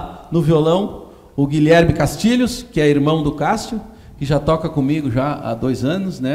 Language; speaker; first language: Portuguese; native; Portuguese